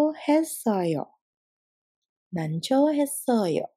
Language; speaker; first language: Korean; non-native, fluent; Indonesian